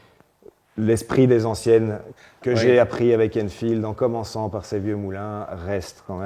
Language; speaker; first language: French; native; French